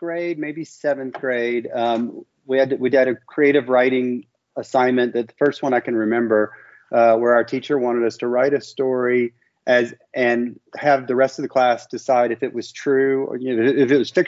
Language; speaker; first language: English; native; English